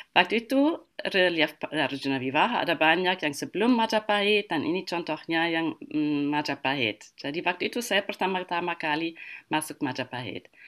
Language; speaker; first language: Indonesian; non-native, fluent; German